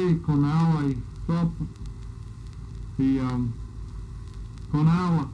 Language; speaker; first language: Spanish; non-native, fluent; English